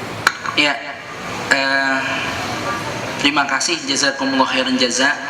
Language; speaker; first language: Indonesian; native; Indonesian